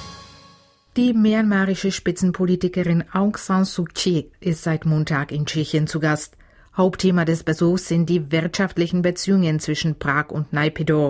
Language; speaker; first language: German; non-native, fluent; Czech